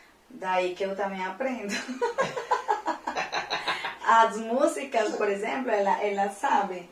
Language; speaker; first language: Portuguese; non-native, fluent; Spanish